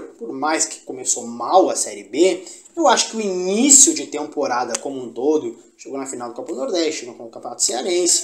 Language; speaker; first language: Portuguese; native; Portuguese